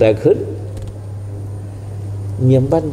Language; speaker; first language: Indonesian; non-native, local second language; Achinese